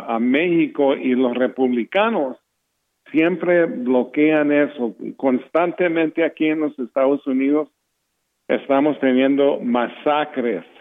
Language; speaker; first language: Spanish; early bilingual, heritage; English